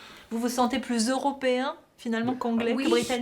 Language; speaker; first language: French; native; French